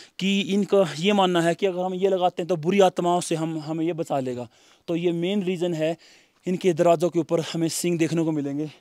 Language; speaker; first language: Hindi; native; Hindi